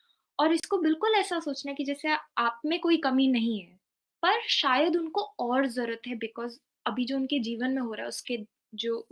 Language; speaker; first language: Hindi; native; Hindi